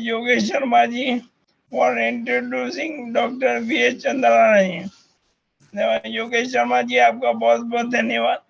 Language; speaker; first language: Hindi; non-native, local second language; Gujarati